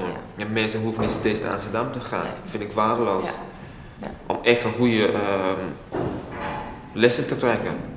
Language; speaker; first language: Dutch; non-native, fluent; English